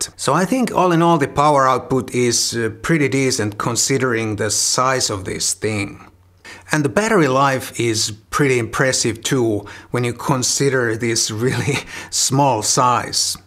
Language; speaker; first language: English; non-native, fluent; Finnish